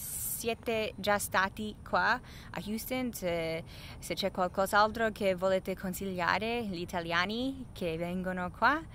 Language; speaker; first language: Italian; non-native, fluent; English